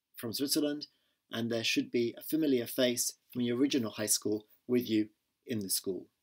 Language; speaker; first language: English; native; English